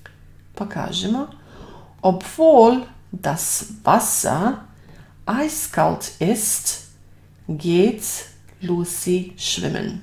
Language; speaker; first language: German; non-native, fluent; Bosnian